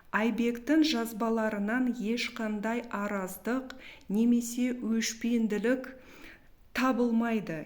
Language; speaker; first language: Kazakh; non-native, local second language; Russian